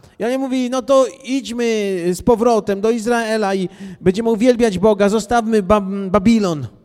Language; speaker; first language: Polish; native; Polish